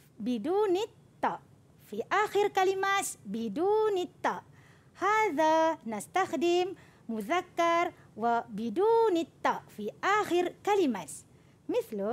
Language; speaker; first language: Arabic; non-native, fluent; Malay